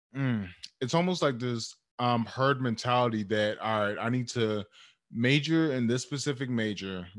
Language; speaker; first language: English; early bilingual, other home language; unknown